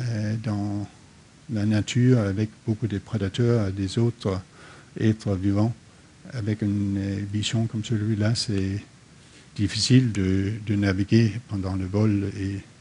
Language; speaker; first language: French; non-native, fluent; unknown